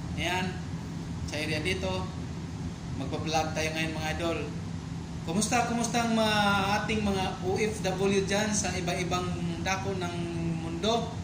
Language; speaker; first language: Filipino; non-native, local second language; Cebuano